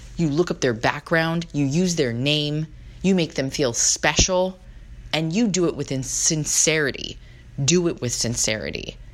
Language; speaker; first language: English; native; English